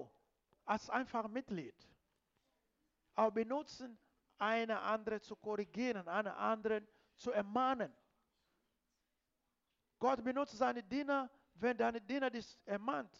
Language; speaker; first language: German; non-native, fluent; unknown